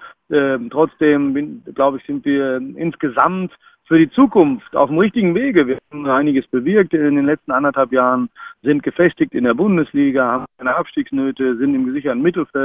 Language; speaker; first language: German; native; German